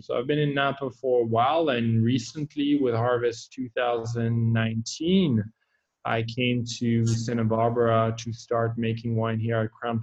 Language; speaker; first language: English; non-native, fluent; French